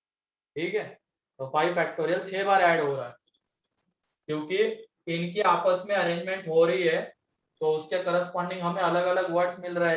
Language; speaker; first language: Hindi; native; Hindi